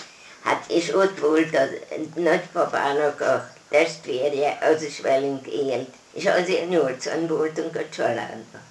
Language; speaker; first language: Hungarian; non-native, local second language; German